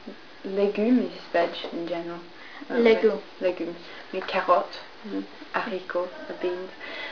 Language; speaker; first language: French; non-native, fluent; English